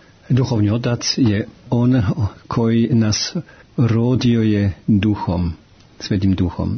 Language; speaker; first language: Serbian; non-native, fluent; German